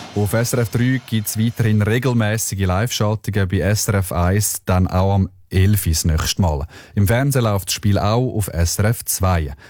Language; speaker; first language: German; native; German